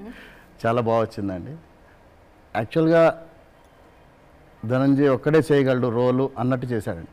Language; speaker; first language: Telugu; non-native, learner; Kannada